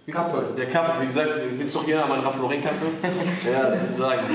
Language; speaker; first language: German; early bilingual, other home language; Arabic